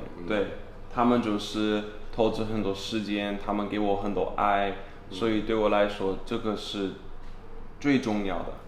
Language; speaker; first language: Chinese; non-native, fluent; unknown